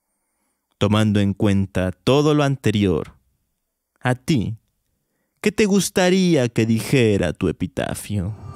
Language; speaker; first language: Spanish; native; Spanish